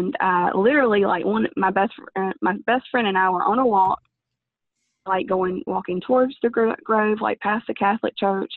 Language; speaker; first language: English; native; English